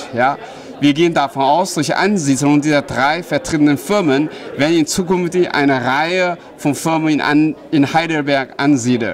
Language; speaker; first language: German; non-native, fluent; Chinese